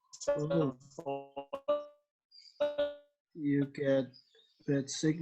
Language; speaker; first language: English; non-native, learner; Indonesian